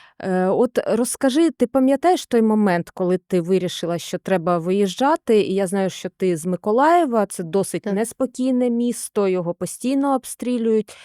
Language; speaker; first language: Ukrainian; native; Ukrainian